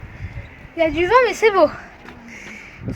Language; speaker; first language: French; native; French